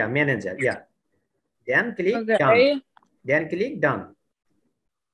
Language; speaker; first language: English; non-native, learner; Bangla